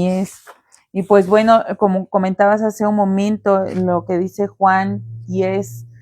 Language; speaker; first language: Spanish; native; Spanish